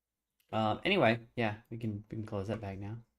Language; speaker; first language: English; native; English